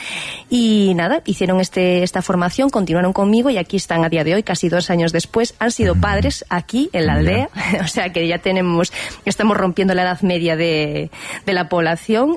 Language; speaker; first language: Spanish; native; Spanish